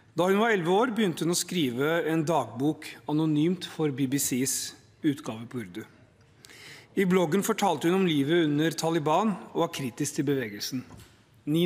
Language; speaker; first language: Norwegian; early bilingual, other home language; Urdu